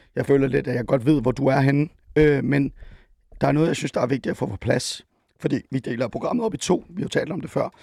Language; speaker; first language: Danish; early bilingual, other home language; Persian